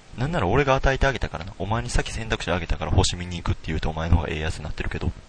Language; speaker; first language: Japanese; native; Japanese